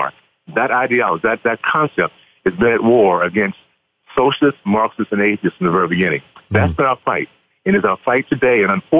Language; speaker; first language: English; native; English